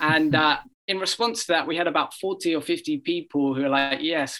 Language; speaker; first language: English; native; English